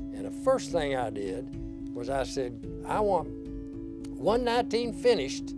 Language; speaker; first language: English; native; English